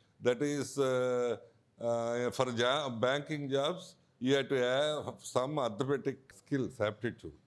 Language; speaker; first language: English; non-native, local second language; Telugu